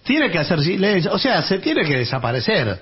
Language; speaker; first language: Spanish; native; Spanish